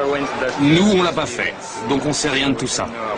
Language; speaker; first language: French; native; French